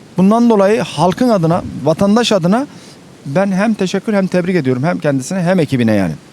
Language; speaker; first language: Turkish; native; Turkish